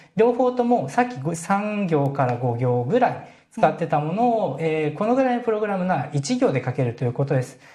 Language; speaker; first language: Japanese; native; Japanese